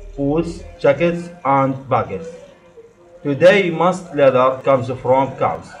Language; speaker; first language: English; non-native, learner; Arabic